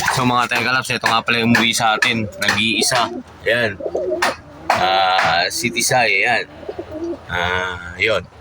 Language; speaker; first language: Filipino; native; Filipino